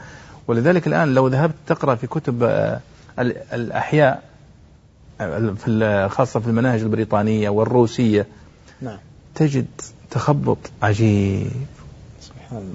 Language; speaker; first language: Arabic; native; Arabic